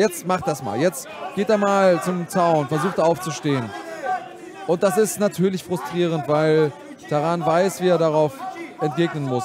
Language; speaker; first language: German; native; German